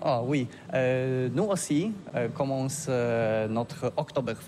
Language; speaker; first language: French; non-native, learner; Polish